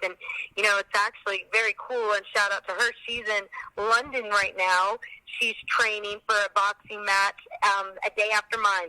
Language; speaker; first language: English; native; English